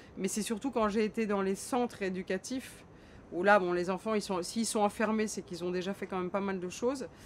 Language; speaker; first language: French; native; French